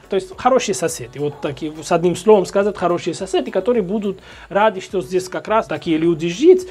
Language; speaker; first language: Russian; non-native, fluent; Georgian